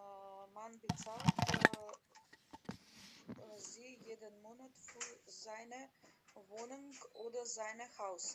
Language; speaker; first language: German; non-native, learner; Macedonian